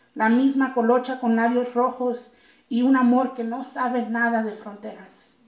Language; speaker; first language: Spanish; early bilingual, heritage; Spanish